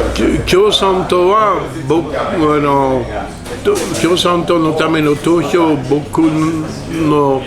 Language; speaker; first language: Japanese; non-native, learner; French